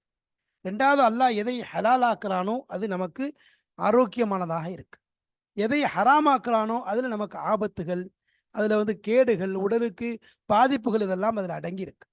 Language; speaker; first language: Tamil; native; Tamil